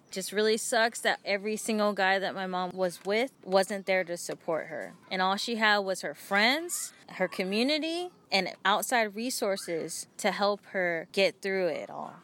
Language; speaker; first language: English; native; English